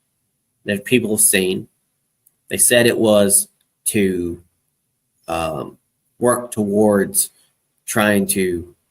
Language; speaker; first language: English; native; English